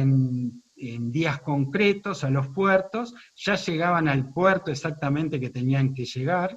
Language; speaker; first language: Spanish; native; Spanish